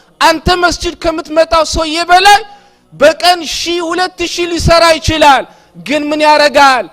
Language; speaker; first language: Amharic; non-native, local second language; Oromo